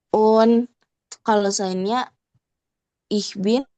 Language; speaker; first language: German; non-native, learner; Indonesian